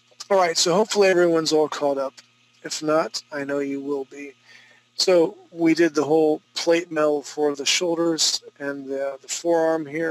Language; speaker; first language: English; native; English